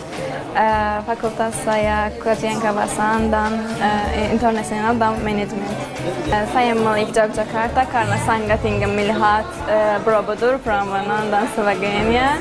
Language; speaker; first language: Indonesian; non-native, learner; Azerbaijani